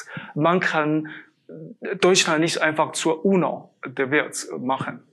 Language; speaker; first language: German; non-native, fluent; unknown